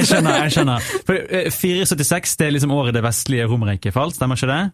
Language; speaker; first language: Norwegian; native; Norwegian